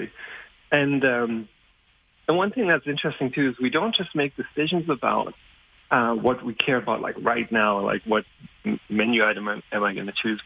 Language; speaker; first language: English; non-native, fluent; German